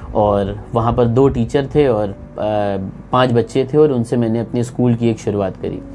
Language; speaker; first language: Hindi; native; Hindi